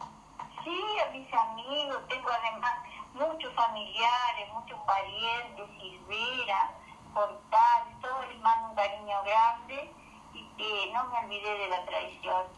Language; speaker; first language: Spanish; native; Spanish